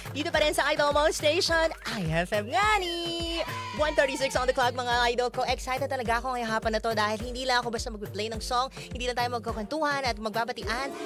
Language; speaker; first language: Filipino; non-native, local second language; Masbatenyo